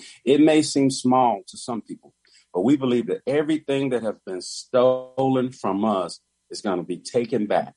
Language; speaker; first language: English; native; English